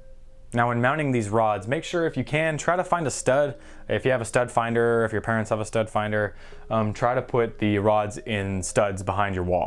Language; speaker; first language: English; native; English